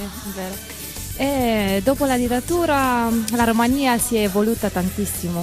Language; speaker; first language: Italian; non-native, fluent; Romanian